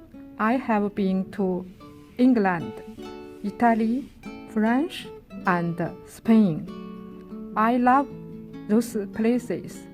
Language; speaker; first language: English; non-native, learner; Chinese